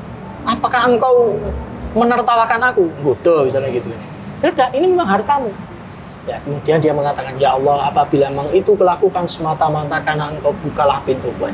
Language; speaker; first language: Indonesian; native; Indonesian